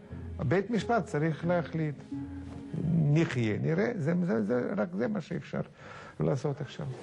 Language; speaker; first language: Hebrew; non-native, fluent; Russian